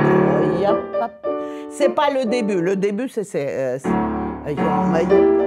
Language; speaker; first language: French; non-native, fluent; Russian